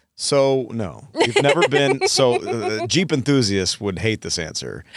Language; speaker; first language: English; native; English